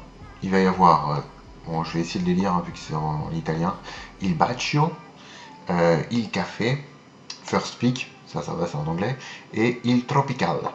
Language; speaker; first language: French; native; French